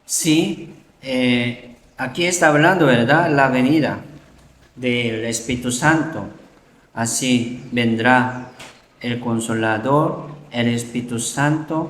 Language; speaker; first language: Spanish; non-native, learner; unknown